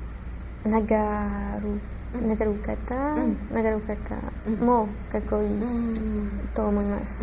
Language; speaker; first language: Japanese; non-native, learner; Spanish